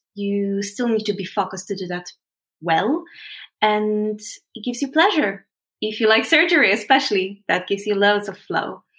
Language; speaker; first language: English; non-native, fluent; Polish